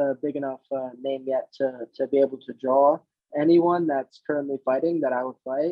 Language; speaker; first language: English; native; English